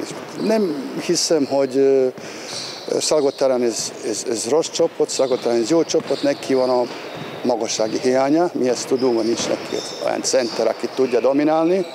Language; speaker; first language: Hungarian; non-native, fluent; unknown